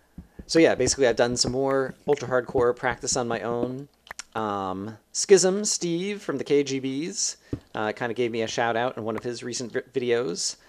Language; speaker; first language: English; native; English